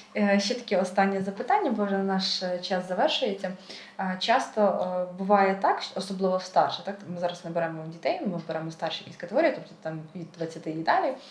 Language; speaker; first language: Ukrainian; native; Ukrainian